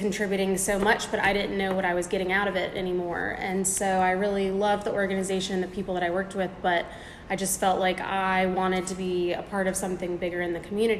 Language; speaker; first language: English; native; English